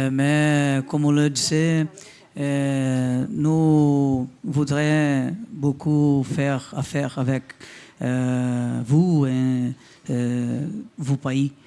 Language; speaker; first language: French; non-native, learner; Portuguese